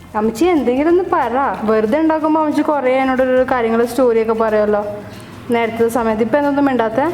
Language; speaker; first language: Malayalam; early bilingual, heritage; Malayalam